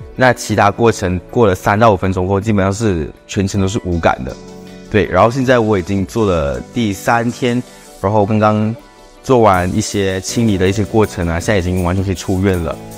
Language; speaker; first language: Chinese; native; Chinese